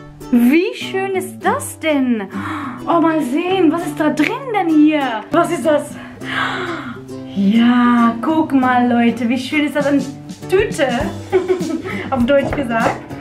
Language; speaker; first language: German; non-native, fluent; Dutch